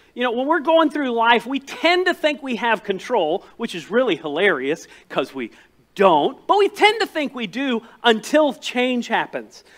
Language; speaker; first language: English; native; English